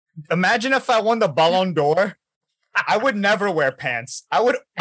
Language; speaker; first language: English; native; English